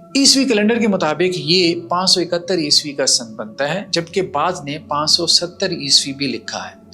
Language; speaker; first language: Urdu; native; Urdu